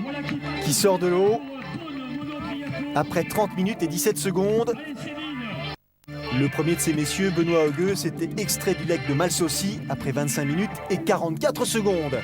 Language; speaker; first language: French; native; French